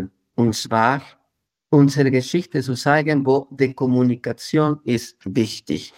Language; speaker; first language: German; non-native, fluent; Spanish